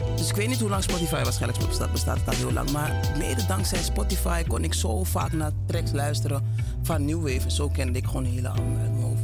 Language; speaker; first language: Dutch; early bilingual, other home language; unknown